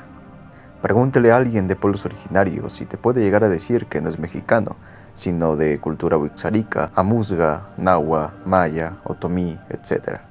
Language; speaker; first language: Spanish; native; Spanish